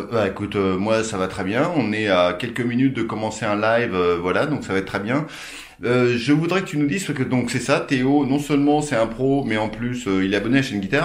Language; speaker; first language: French; native; French